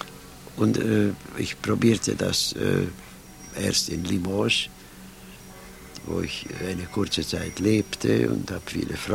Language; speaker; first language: German; non-native, fluent; Hungarian